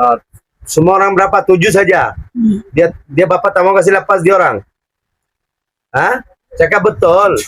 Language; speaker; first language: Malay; non-native, learner; Bangla